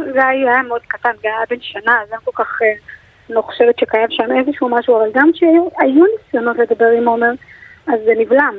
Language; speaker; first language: Hebrew; native; Hebrew